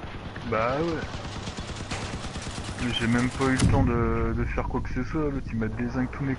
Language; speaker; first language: French; native; French